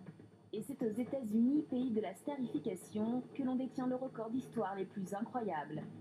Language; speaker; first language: French; native; French